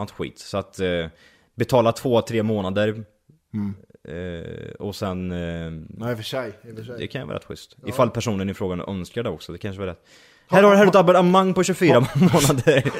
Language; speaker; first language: Swedish; native; Swedish